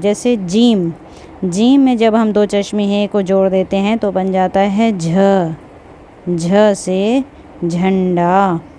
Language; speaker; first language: Hindi; native; Hindi